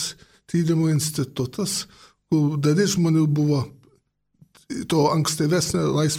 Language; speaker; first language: Lithuanian; early bilingual, heritage; Lithuanian